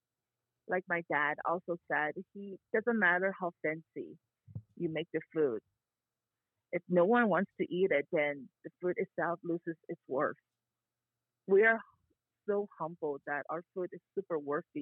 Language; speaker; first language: English; native; English